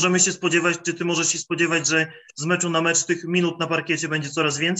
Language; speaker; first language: Polish; native; Polish